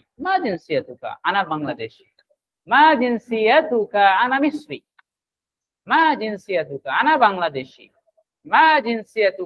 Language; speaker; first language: Arabic; non-native, fluent; Bangla